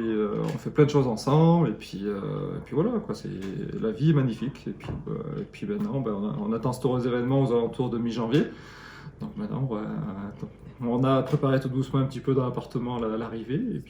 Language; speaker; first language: French; native; French